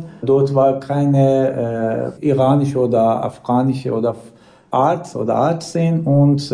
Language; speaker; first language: German; non-native, learner; Persian